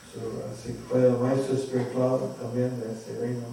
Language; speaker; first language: Spanish; non-native, fluent; English